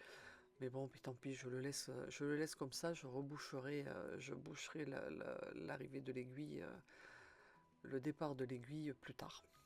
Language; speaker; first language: French; native; French